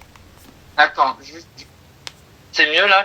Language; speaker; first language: French; native; French